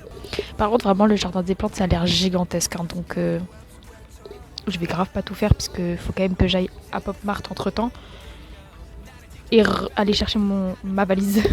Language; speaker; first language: French; native; French